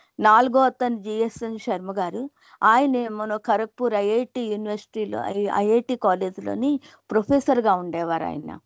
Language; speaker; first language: Telugu; non-native, local second language; Hindi